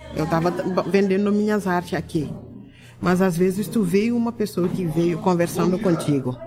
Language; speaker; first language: Portuguese; non-native, learner; Wolof